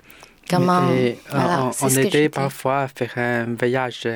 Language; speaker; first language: French; non-native, learner; Chinese